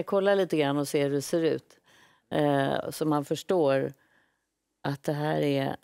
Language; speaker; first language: Swedish; native; Swedish